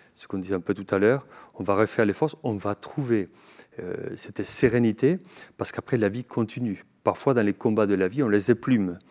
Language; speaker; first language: French; non-native, fluent; Spanish